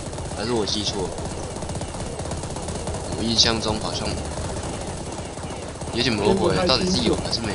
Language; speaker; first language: Chinese; native; Chinese